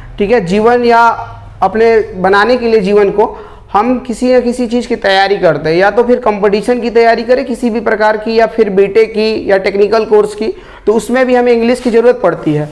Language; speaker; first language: Hindi; native; Hindi